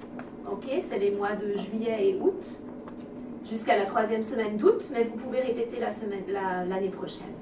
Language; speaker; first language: French; non-native, fluent; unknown